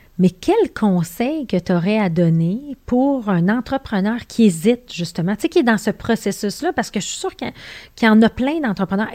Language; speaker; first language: French; native; French